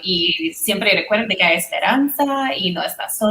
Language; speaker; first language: Spanish; non-native, learner; English